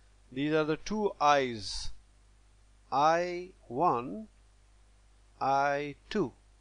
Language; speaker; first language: English; non-native, local second language; Pashto